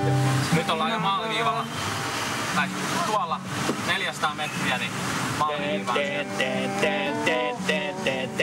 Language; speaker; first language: Finnish; native; Finnish